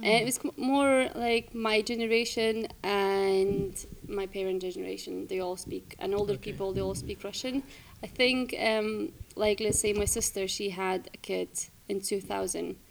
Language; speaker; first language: English; non-native, fluent; Lithuanian